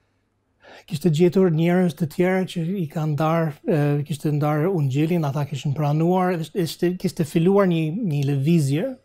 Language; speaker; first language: Albanian; non-native, fluent; English